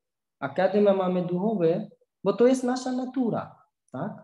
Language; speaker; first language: Polish; non-native, learner; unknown